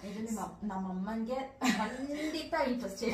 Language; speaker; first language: Kannada; early bilingual, heritage; Kannada